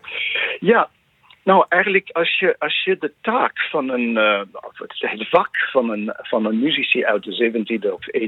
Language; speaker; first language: Dutch; non-native, fluent; English